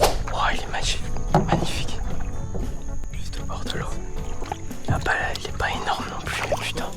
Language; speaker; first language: French; native; French